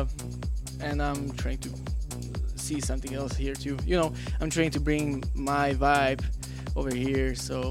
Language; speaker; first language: English; non-native, learner; Slovak